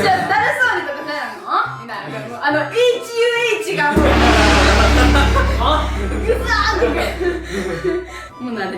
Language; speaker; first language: Japanese; native; Japanese